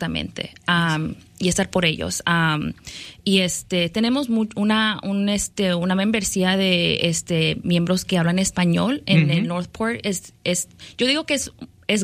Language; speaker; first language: Spanish; early bilingual, other home language; English